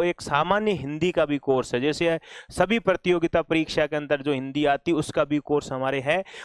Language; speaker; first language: Hindi; native; Hindi